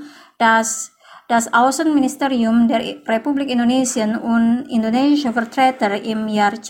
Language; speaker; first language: German; non-native, fluent; Indonesian